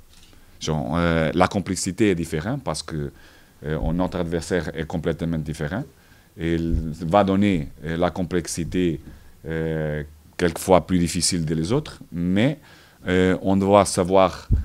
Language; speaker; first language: French; non-native, fluent; Portuguese